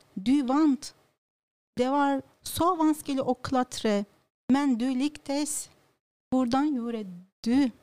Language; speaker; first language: Norwegian; non-native, learner; Turkish